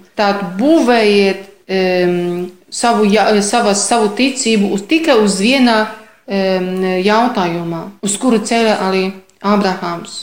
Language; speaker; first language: Latvian; non-native, fluent; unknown